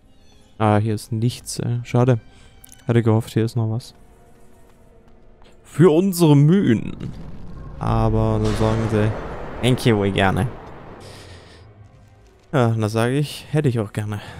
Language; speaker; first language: German; native; German